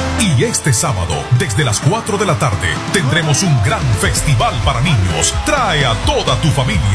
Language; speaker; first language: Spanish; native; Spanish